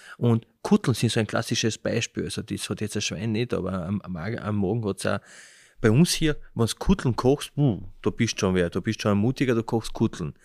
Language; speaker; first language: German; early bilingual, other home language; Slovenian